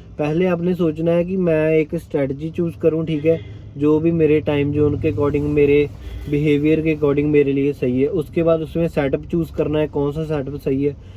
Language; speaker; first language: Hindi; non-native, local second language; Punjabi